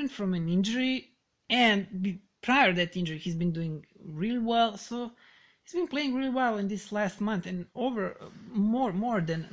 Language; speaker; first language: English; non-native, fluent; Serbian